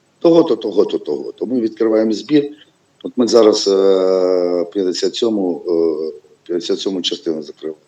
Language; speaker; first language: Ukrainian; non-native, local second language; Russian